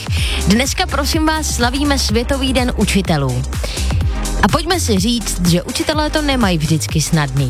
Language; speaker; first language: Czech; native; Czech